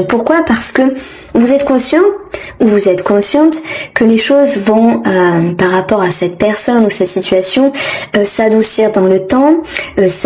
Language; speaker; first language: French; native; French